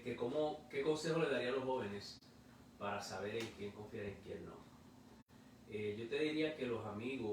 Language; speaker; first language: Spanish; native; Spanish